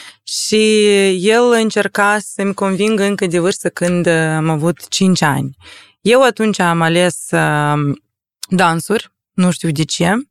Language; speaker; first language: Romanian; non-native, local second language; Russian